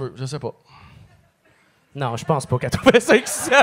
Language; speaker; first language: French; native; French